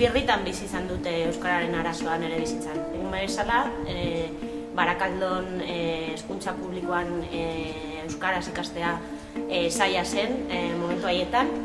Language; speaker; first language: Basque; non-native, local second language; Spanish